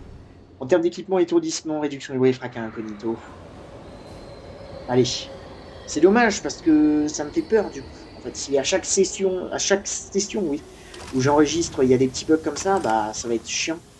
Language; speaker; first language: French; native; French